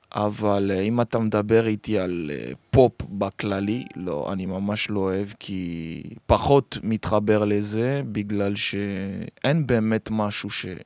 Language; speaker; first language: Hebrew; early bilingual, other home language; French